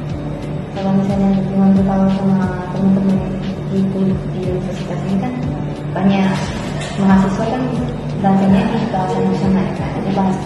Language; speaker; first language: Indonesian; non-native, local second language; Min Nan Chinese